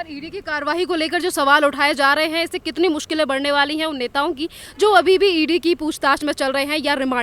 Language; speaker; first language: Hindi; native; Hindi